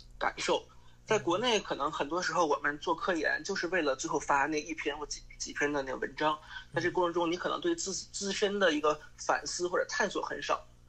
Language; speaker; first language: Chinese; native; Chinese